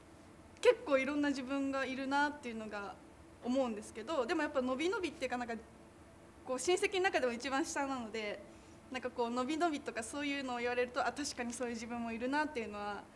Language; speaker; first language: Japanese; native; Japanese